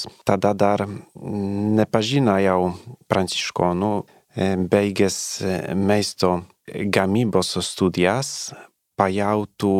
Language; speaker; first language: Lithuanian; non-native, learner; Polish